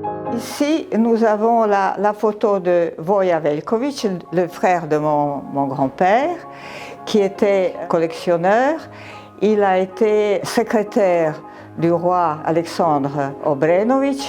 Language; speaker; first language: French; non-native, fluent; Serbian